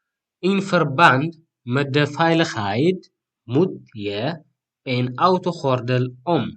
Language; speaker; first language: Dutch; non-native, fluent; Tigrinya